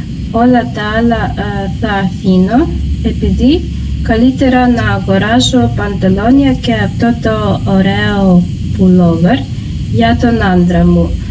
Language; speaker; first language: Greek; non-native, learner; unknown